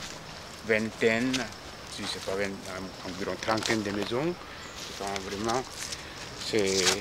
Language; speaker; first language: French; non-native, fluent; Korean